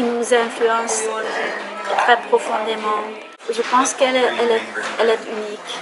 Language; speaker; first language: French; non-native, fluent; Hungarian